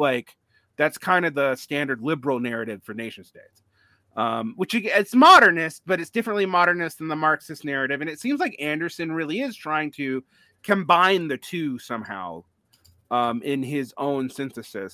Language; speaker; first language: English; native; English